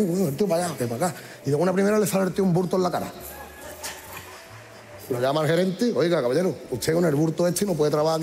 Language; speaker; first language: Spanish; native; Spanish